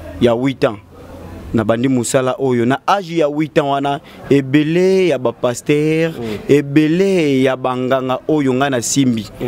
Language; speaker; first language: Lingala; non-native, local second language; Kongo